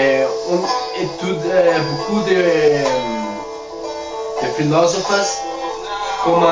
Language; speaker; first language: French; non-native, learner; Spanish